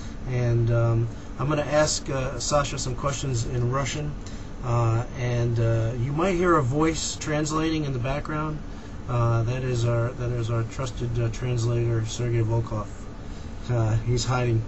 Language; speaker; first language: English; native; English